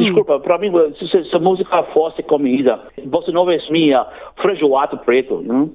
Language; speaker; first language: Portuguese; non-native, learner; English